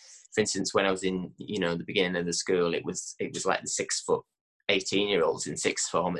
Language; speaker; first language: English; native; English